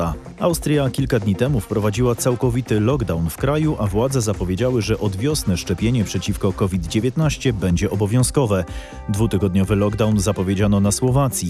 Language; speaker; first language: Polish; native; Polish